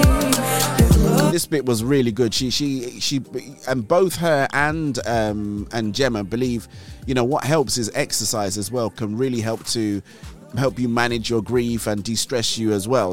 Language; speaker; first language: English; native; English